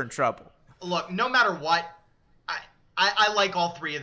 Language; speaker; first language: English; native; English